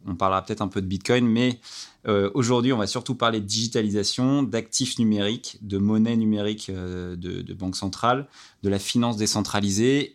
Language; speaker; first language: French; native; French